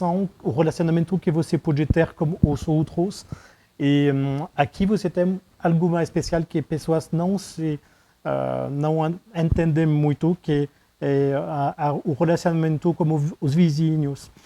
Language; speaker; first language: Portuguese; non-native, fluent; French